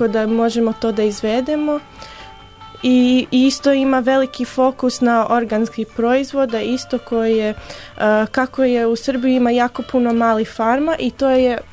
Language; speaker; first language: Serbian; early bilingual, heritage; English